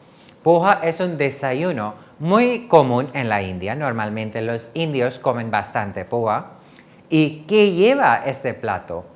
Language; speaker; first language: Spanish; non-native, fluent; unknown